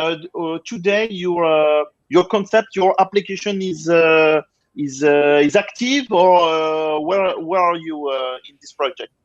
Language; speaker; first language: English; non-native, fluent; French